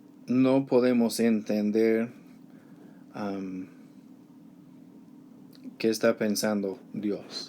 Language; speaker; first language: Spanish; non-native, learner; English